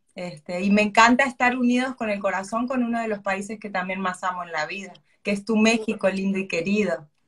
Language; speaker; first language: Spanish; native; Spanish